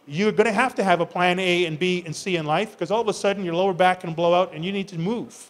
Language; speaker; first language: English; native; English